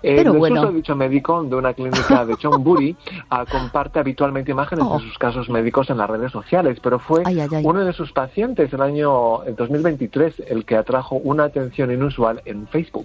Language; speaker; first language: Spanish; native; Spanish